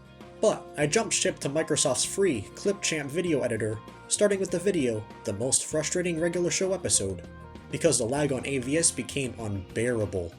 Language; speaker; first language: English; native; English